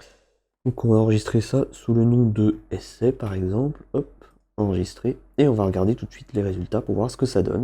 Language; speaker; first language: French; native; French